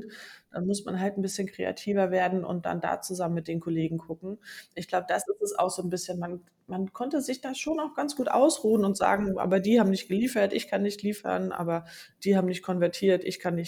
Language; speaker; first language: German; native; German